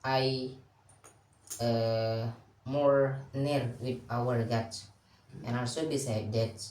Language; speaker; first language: English; non-native, learner; Indonesian